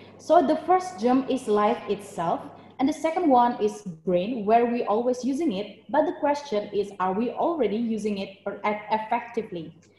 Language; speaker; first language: English; non-native, fluent; Indonesian